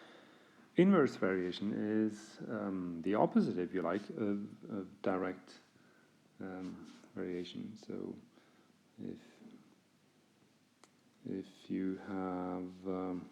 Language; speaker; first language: English; non-native, fluent; Norwegian